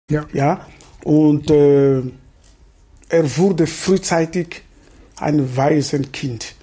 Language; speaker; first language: German; non-native, fluent; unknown